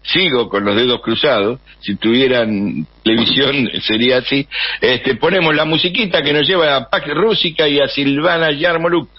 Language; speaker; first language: Spanish; native; Spanish